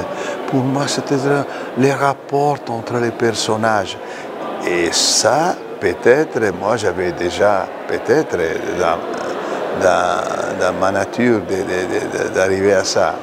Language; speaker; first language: French; non-native, fluent; Italian